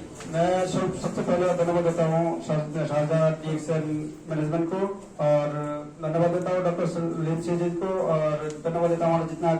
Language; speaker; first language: Hindi; non-native, learner; Bangla